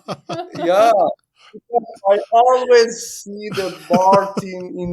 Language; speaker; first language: English; non-native, learner; Persian